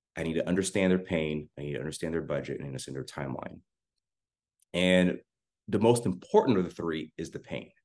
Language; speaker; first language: English; native; English